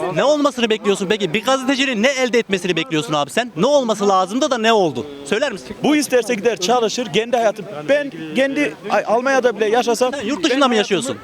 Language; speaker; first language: Turkish; native; Turkish